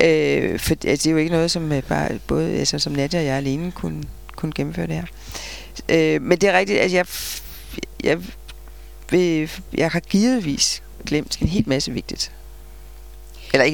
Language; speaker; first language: Danish; native; Danish